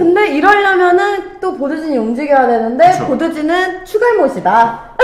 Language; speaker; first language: Korean; native; Korean